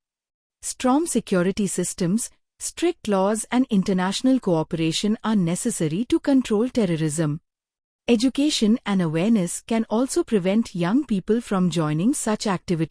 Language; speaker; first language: English; non-native, fluent; Hindi